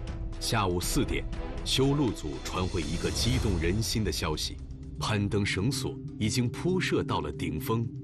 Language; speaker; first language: Chinese; native; Chinese